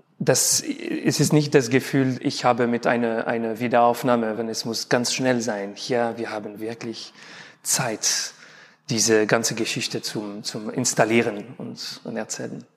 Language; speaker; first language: German; non-native, learner; French